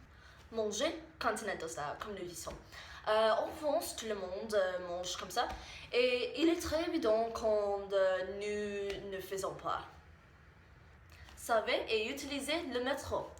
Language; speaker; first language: French; non-native, learner; English